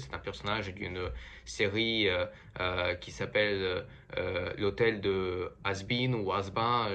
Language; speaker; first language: French; non-native, fluent; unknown